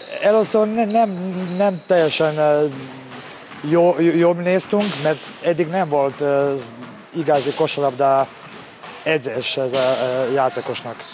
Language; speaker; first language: Hungarian; non-native, learner; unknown